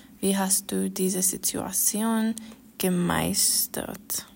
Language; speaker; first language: German; non-native, learner; English